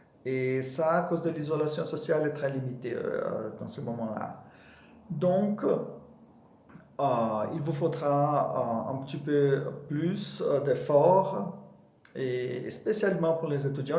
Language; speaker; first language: French; non-native, fluent; Portuguese